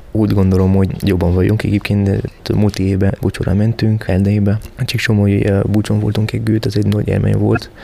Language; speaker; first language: Hungarian; non-native, fluent; French